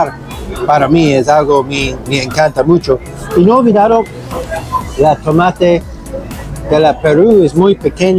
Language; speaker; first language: Spanish; non-native, learner; English